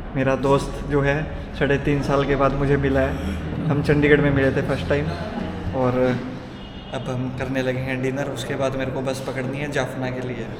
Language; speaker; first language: Hindi; native; Hindi